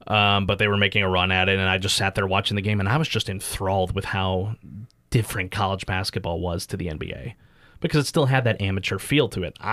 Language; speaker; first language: English; early bilingual, other home language; Filipino